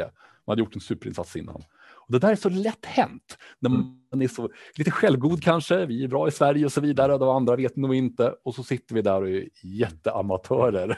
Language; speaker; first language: Swedish; native; Swedish